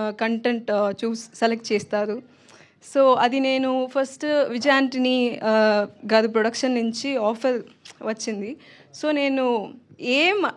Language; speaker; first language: Telugu; non-native, learner; Tamil